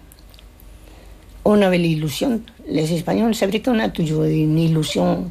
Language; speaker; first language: French; non-native, fluent; Spanish